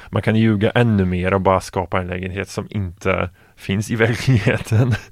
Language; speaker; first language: Swedish; non-native, fluent; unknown